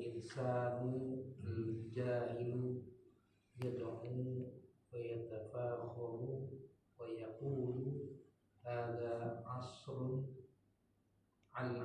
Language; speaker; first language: Arabic; non-native, learner; Indonesian